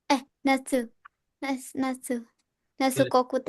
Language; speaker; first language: Japanese; non-native, learner; Indonesian